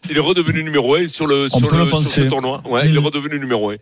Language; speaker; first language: French; native; French